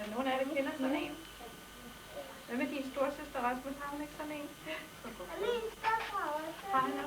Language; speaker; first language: Danish; native; Danish